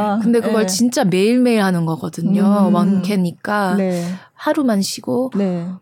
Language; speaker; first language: Korean; early bilingual, heritage; Dutch